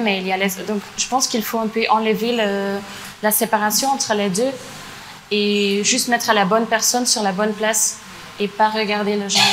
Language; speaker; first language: French; non-native, fluent; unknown